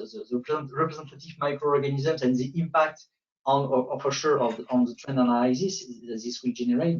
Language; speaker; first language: English; non-native, fluent; French